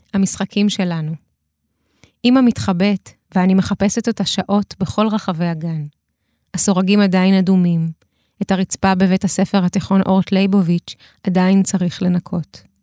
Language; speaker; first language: Hebrew; early bilingual, other home language; Russian